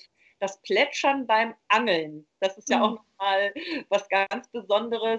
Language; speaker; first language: German; native; German